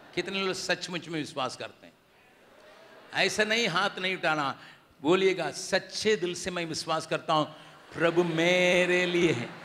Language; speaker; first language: Hindi; non-native, local second language; Tamil